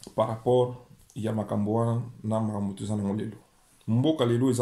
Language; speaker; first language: French; non-native, local second language; Lingala